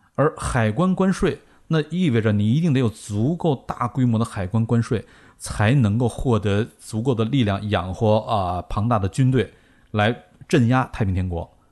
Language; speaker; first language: Chinese; native; Chinese